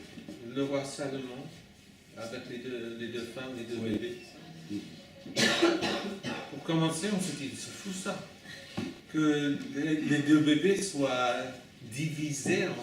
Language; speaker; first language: French; non-native, fluent; English